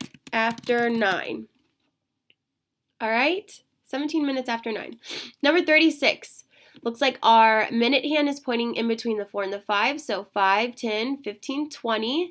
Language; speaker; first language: English; native; English